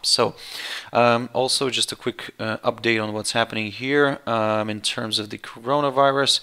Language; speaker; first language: English; non-native, fluent; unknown